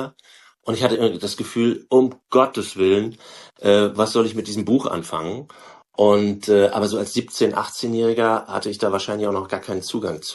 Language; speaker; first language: German; native; German